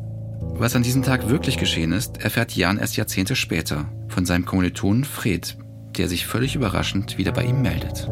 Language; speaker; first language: German; native; German